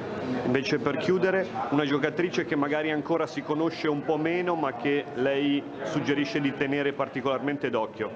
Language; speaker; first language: Italian; native; Italian